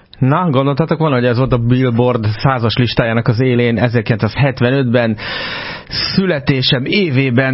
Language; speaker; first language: Hungarian; native; Hungarian